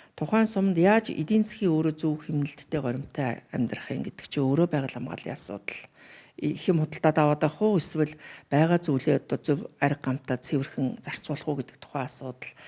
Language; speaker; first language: Mongolian; native; Mongolian